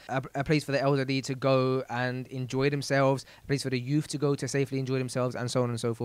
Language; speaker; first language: English; native; English